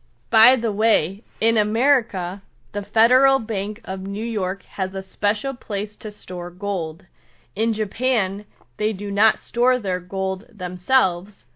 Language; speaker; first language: English; native; English